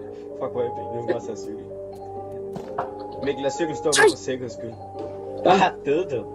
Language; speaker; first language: Danish; native; Danish